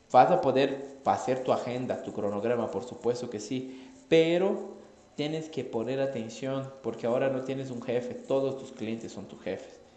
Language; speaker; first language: Spanish; non-native, fluent; Portuguese